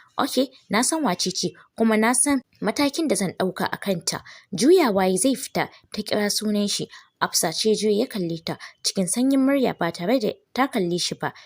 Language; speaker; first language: Hausa; native; Hausa